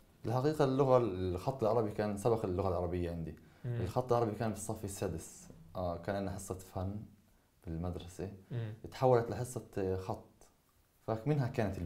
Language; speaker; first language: Arabic; native; Arabic